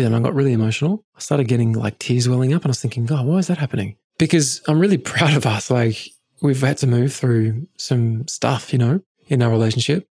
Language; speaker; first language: English; native; English